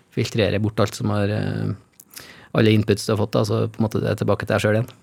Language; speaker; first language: Norwegian; native; Norwegian